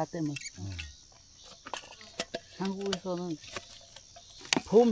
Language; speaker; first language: Korean; non-native, learner; Khmer